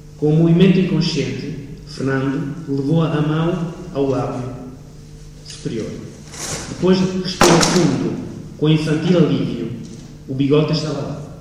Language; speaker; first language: Portuguese; non-native, fluent; Italian